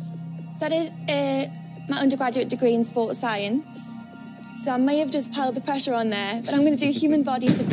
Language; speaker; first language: English; native; English